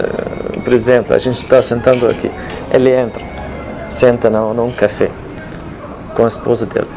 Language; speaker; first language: Portuguese; non-native, learner; Arabic